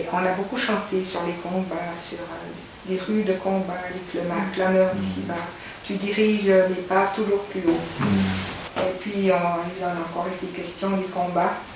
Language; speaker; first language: French; native; French